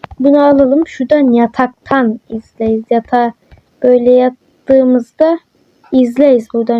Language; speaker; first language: Turkish; native; Turkish